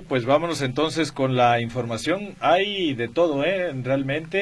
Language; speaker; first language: Spanish; native; Spanish